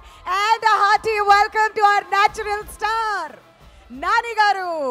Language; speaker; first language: Telugu; native; Telugu